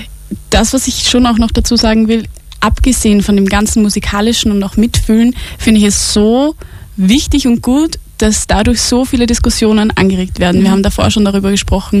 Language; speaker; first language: German; native; German